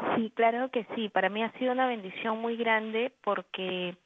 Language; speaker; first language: Spanish; native; Spanish